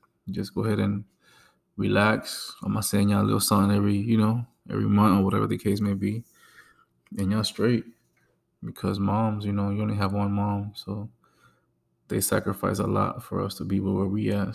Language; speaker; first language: English; early bilingual, other home language; Spanish